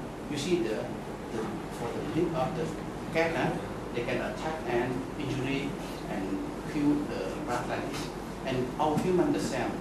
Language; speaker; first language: English; non-native, learner; Vietnamese